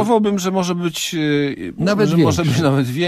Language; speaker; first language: Polish; native; Polish